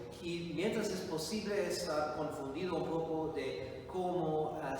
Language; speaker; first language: Spanish; non-native, fluent; English